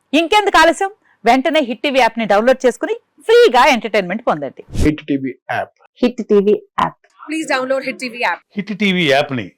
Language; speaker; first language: Telugu; native; Telugu